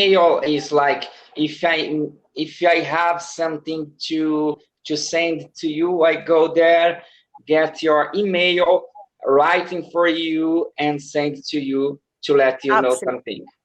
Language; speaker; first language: English; non-native, learner; Portuguese